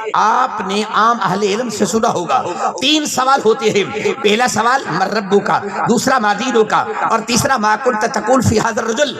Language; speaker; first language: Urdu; non-native, local second language; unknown